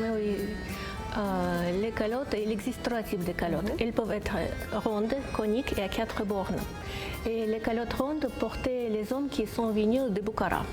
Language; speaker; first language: French; non-native, fluent; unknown